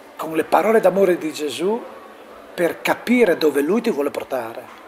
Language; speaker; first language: Italian; non-native, local second language; Friulian